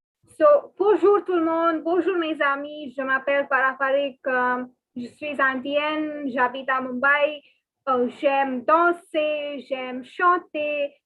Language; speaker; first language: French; non-native, learner; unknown